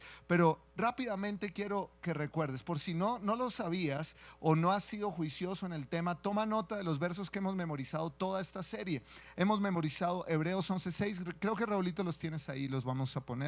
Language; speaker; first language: Spanish; native; Spanish